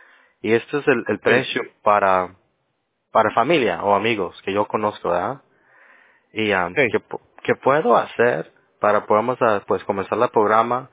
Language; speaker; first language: Spanish; early bilingual, heritage; Spanish